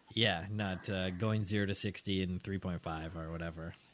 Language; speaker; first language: English; native; English